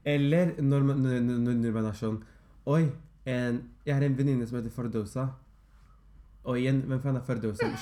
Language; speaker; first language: Norwegian; early bilingual, other home language; Somali